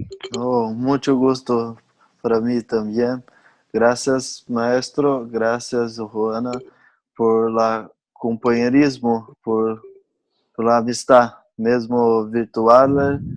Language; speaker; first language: Spanish; non-native, learner; Portuguese